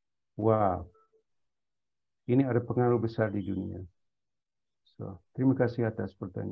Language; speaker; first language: Indonesian; non-native, fluent; English